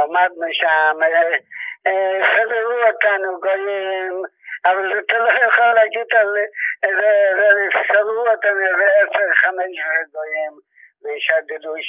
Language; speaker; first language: Hebrew; non-native, fluent; Yiddish